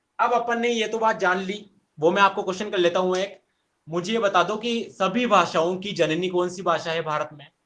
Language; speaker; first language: Hindi; native; Hindi